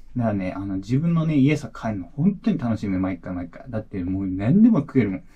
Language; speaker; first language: Japanese; native; Japanese